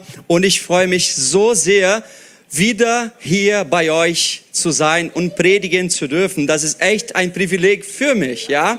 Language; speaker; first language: German; non-native, fluent; Portuguese